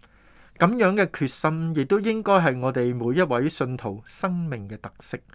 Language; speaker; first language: Chinese; non-native, local second language; Cantonese